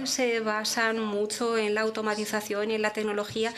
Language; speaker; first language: Spanish; non-native, fluent; English